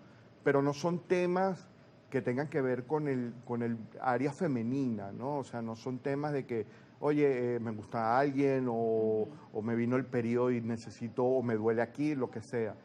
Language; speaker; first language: Spanish; native; Spanish